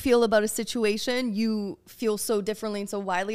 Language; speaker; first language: English; non-native, fluent; French